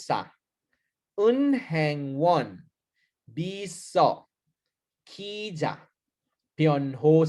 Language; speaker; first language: Korean; non-native, learner; Hiligaynon